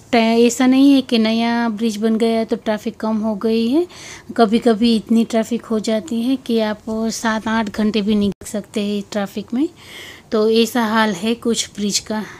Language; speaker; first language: Hindi; non-native, local second language; Gujarati